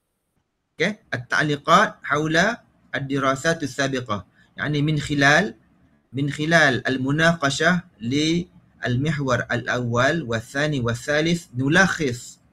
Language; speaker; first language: Arabic; non-native, fluent; Malay